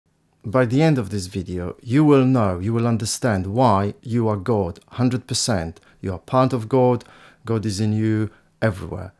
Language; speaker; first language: English; non-native, fluent; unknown